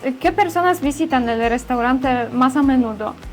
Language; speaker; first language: Spanish; non-native, learner; Polish